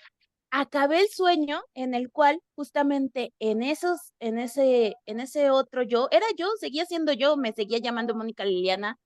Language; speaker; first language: Spanish; native; Spanish